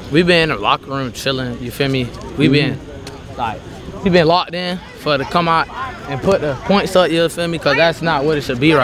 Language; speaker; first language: English; native; English